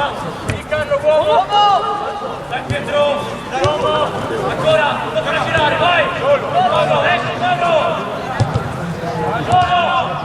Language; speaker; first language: Italian; native; Italian